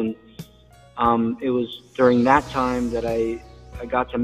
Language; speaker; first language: English; native; English